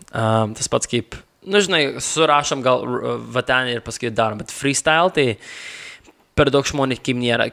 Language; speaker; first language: Lithuanian; early bilingual, heritage; Lithuanian